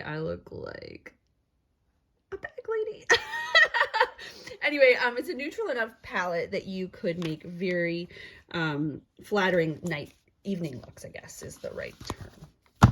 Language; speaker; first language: English; native; English